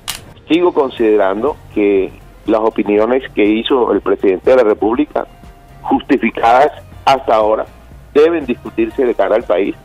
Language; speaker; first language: Spanish; native; Spanish